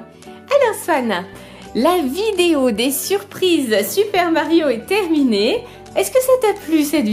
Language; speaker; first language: French; native; French